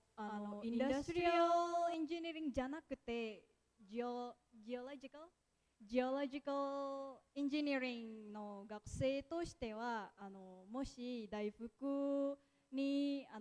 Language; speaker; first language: Japanese; non-native, fluent; Indonesian